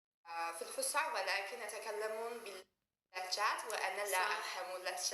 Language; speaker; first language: Arabic; non-native, learner; Turkish